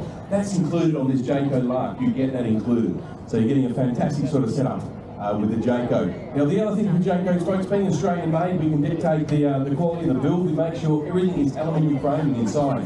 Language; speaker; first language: English; native; English